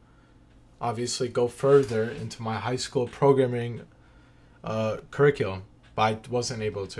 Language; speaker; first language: English; native; English